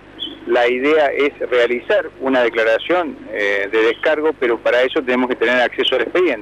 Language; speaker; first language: Spanish; native; Spanish